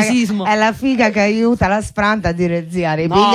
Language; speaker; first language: Italian; native; Italian